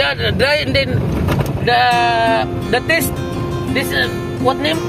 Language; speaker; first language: English; non-native, learner; Filipino